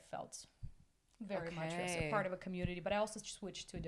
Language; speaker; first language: English; non-native, fluent; Russian